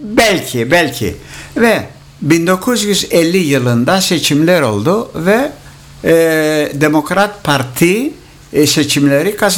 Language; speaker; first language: Turkish; non-native, local second language; Greek